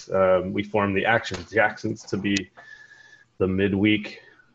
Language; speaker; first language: English; native; English